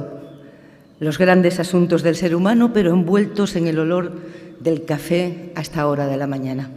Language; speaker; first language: Spanish; native; Spanish